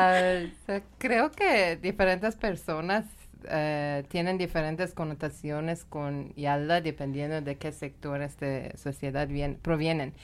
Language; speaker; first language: Spanish; non-native, learner; Persian